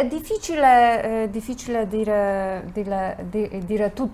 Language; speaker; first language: Italian; non-native, learner; Polish